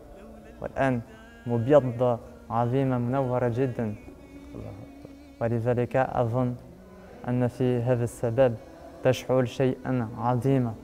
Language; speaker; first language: Arabic; non-native, learner; French